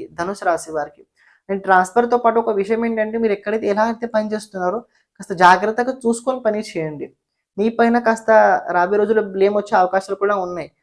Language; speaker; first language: Telugu; non-native, local second language; Marathi